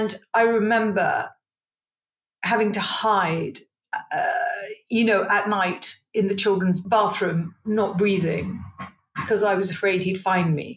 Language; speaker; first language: English; non-native, local second language; Punjabi